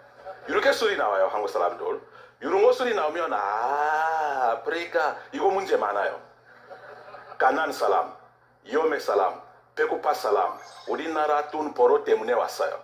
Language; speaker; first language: Korean; non-native, learner; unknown